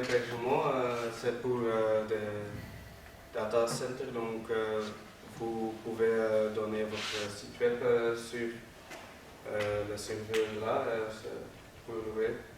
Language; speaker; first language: French; non-native, learner; Dutch